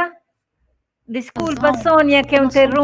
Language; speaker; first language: Portuguese; non-native, fluent; Spanish